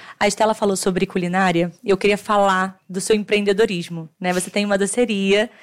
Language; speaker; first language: Portuguese; native; Portuguese